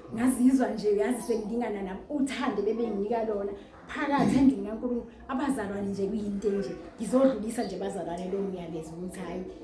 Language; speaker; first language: Zulu; native; Zulu